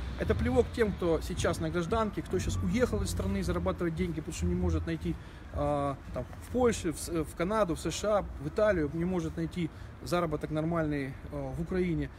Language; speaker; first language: Russian; native; Russian